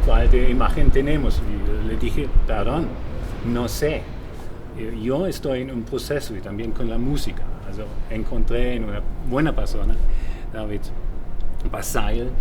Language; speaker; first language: Spanish; non-native, fluent; German